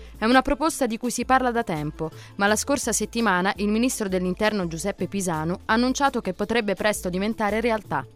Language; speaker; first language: Italian; native; Italian